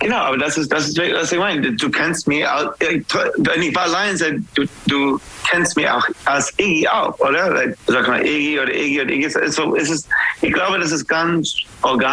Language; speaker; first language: German; non-native, fluent; English